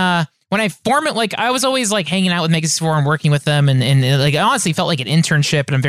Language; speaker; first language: English; native; English